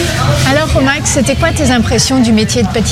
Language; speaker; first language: French; native; French